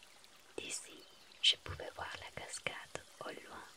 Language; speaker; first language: French; non-native, fluent; Spanish